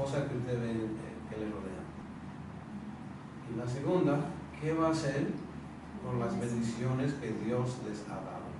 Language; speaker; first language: Spanish; native; Spanish